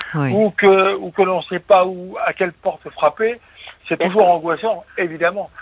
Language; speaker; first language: French; native; French